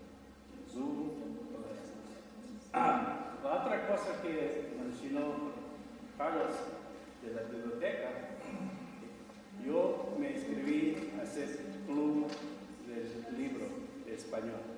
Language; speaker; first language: Spanish; non-native, learner; English